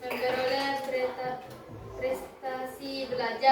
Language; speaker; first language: Indonesian; native; Indonesian